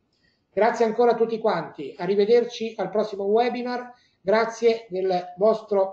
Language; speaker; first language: Italian; native; Italian